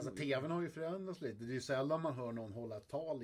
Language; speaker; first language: Swedish; native; Swedish